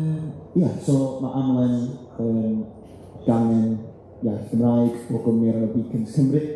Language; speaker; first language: Welsh; native; Welsh